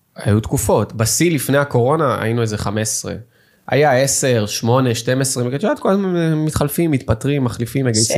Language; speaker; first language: Hebrew; native; Hebrew